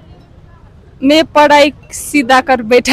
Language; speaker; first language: Hindi; non-native, learner; Nepali